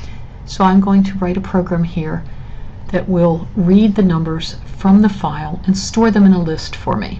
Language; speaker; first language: English; native; English